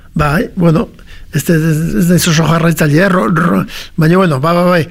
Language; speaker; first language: Basque; native; Basque